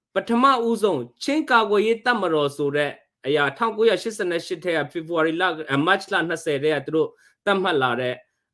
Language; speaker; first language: Burmese; non-native, local second language; Hakha Chin